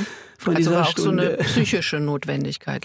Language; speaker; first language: German; native; German